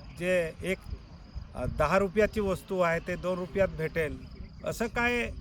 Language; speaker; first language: Marathi; non-native, local second language; Bhili